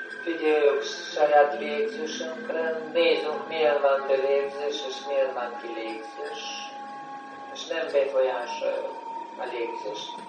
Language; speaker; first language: Hungarian; non-native, learner; Russian